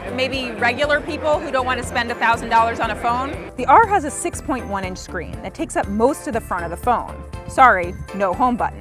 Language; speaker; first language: English; native; English